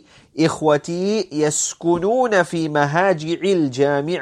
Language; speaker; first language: Arabic; non-native, fluent; English